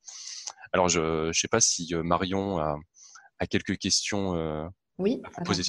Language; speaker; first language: French; native; French